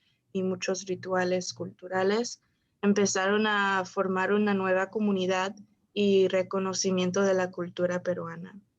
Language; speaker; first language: Spanish; early bilingual, heritage; Spanish